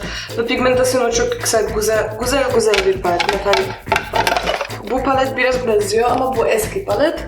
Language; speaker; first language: Turkish; non-native, learner; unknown